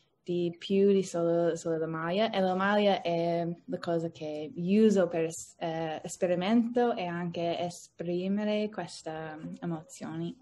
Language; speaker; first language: Italian; non-native, learner; English